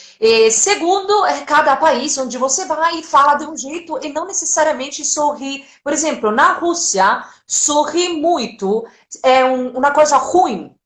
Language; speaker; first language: Portuguese; non-native, fluent; Italian